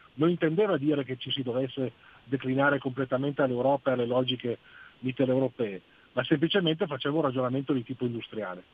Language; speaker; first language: Italian; non-native, fluent; Arabic